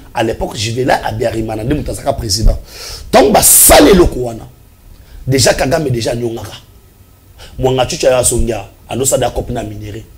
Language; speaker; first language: Lingala; non-native, local second language; Swahili